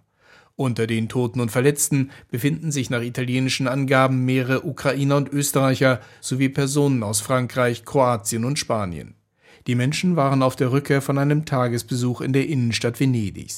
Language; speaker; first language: German; native; German